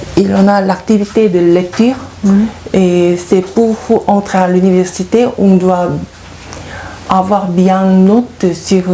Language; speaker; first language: French; non-native, learner; Korean